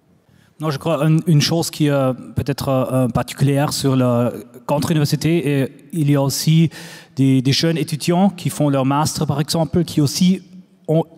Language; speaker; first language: French; non-native, fluent; German